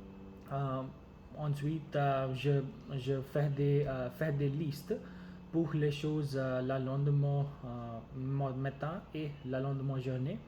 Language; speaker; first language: French; non-native, learner; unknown